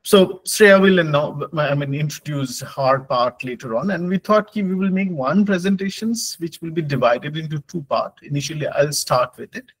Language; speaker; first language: English; non-native, local second language; Bangla